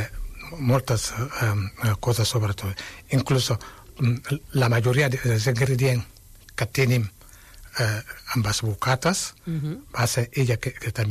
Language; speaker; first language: Catalan; non-native, fluent; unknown